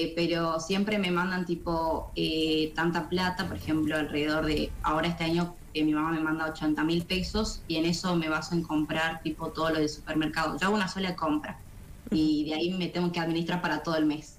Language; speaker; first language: Spanish; native; Spanish